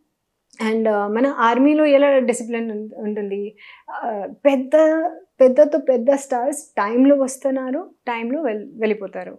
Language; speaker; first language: Telugu; non-native, local second language; Hindi